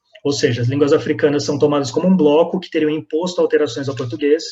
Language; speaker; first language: Portuguese; native; Portuguese